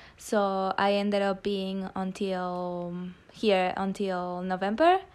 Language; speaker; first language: English; non-native, fluent; Spanish